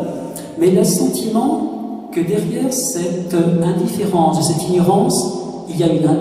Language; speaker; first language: French; native; French